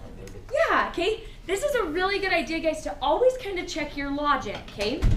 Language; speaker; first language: English; native; English